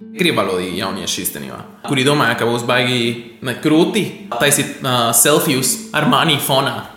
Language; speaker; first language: Latvian; non-native, fluent; Spanish